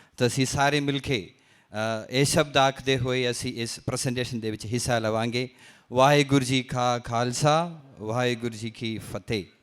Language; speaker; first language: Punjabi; non-native, fluent; Malayalam